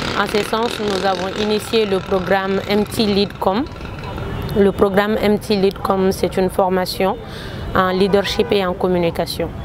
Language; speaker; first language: French; non-native, local second language; Bambara